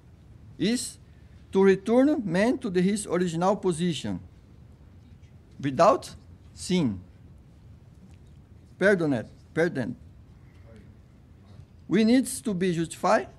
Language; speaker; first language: English; non-native, fluent; Portuguese